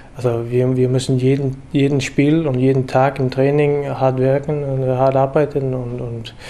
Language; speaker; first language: German; non-native, learner; Danish